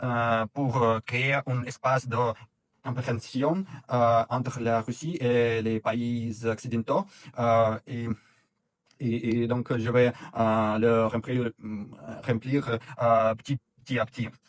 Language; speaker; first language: French; non-native, fluent; Russian